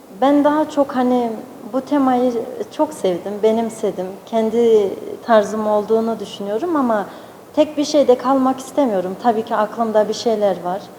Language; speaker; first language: Turkish; early bilingual, heritage; Turkish